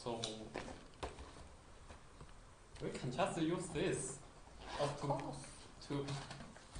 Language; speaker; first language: English; non-native, learner; Chinese